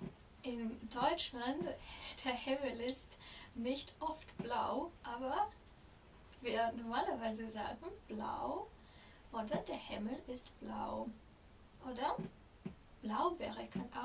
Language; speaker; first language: German; non-native, fluent; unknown